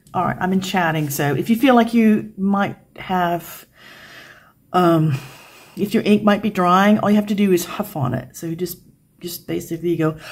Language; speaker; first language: English; native; English